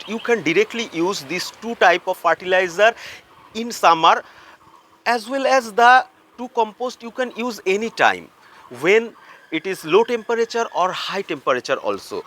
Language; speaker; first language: English; non-native, local second language; Bangla